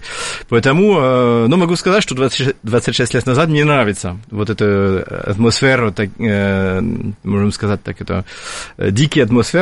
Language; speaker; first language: Russian; non-native, fluent; French